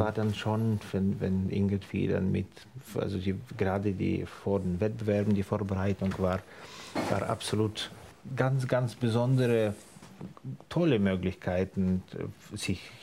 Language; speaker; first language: German; non-native, fluent; Ukrainian